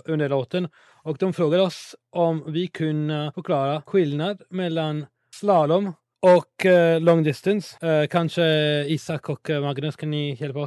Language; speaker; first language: Swedish; non-native, learner; English